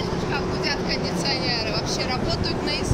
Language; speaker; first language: Russian; native; Russian